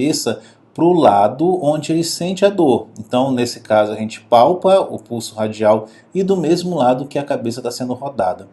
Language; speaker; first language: Portuguese; native; Portuguese